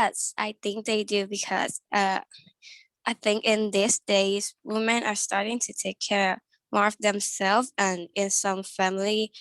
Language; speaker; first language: English; non-native, learner; Thai